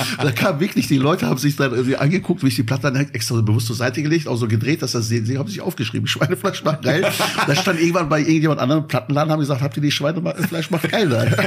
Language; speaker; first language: German; early bilingual, other home language; Turkish